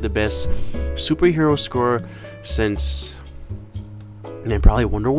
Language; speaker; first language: English; native; English